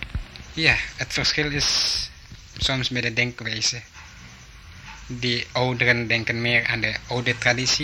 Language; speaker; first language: Dutch; early bilingual, heritage; Dutch